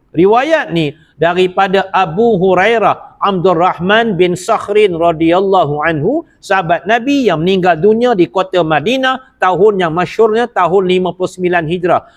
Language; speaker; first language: Malay; native; Malay